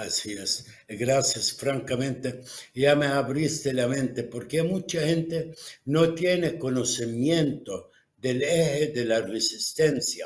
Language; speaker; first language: Spanish; non-native, fluent; Arabic